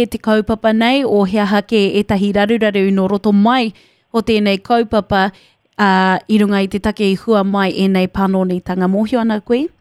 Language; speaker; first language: Māori; native; Māori